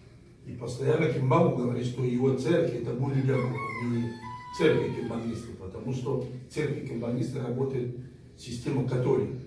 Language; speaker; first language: Russian; non-native, fluent; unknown